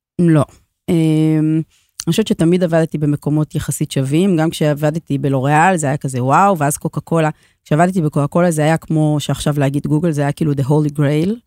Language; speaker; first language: Hebrew; native; Hebrew